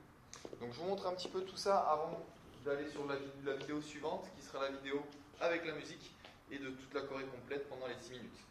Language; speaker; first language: French; native; French